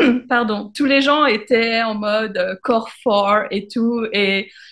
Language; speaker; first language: French; native; French